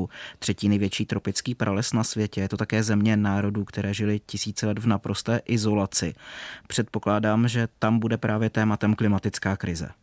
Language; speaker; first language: Czech; native; Czech